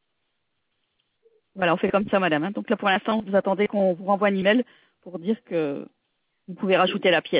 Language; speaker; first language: French; native; French